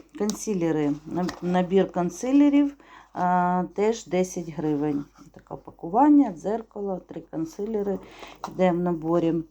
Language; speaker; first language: Ukrainian; non-native, local second language; Russian